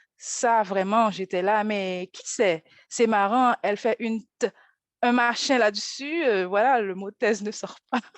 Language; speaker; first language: French; non-native, local second language; Haitian Creole